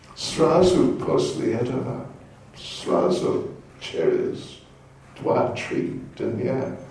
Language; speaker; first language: Russian; non-native, learner; English